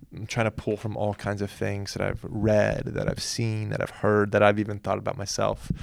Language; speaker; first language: English; native; English